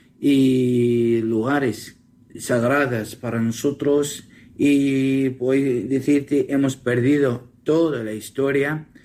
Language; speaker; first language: Spanish; non-native, learner; Assyrian Neo-Aramaic